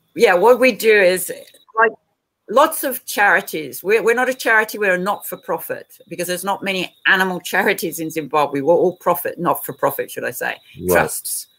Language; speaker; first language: English; native; English